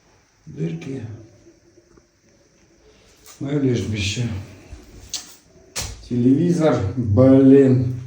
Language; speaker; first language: Russian; native; Russian